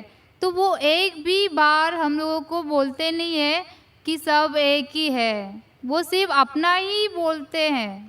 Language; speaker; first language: Hindi; non-native, local second language; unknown